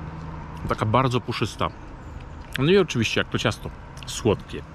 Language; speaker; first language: Polish; native; Polish